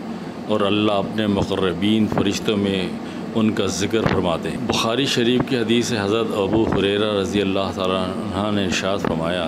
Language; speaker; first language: Urdu; native; Urdu